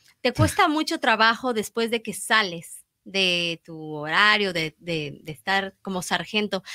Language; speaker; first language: Spanish; native; Spanish